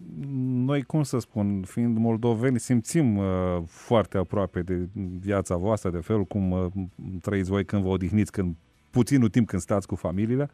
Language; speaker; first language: Romanian; native; Romanian